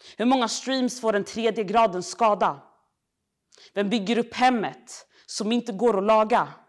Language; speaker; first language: Swedish; early bilingual, other home language; Arabic